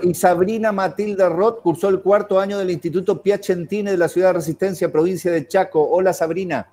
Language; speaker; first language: Spanish; native; Spanish